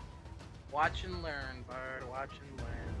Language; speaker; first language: English; native; English